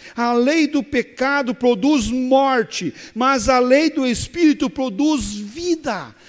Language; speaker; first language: Portuguese; native; Portuguese